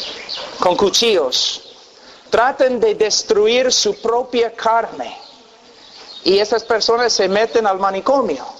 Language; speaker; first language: Spanish; non-native, fluent; English